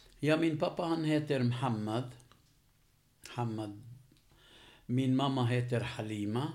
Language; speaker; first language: Swedish; non-native, fluent; Arabic